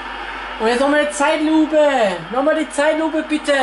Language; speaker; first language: German; non-native, fluent; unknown